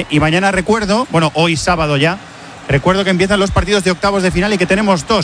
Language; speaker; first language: Spanish; native; Spanish